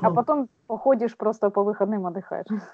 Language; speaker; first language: Russian; native; Russian